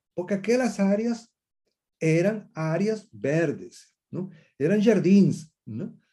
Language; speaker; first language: Portuguese; non-native, fluent; Spanish